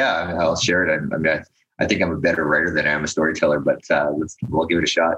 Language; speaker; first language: English; native; English